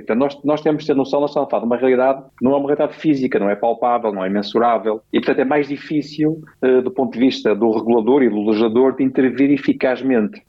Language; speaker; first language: Portuguese; native; Portuguese